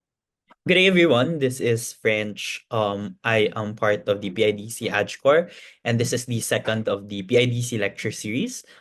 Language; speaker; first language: English; non-native, local second language; Cebuano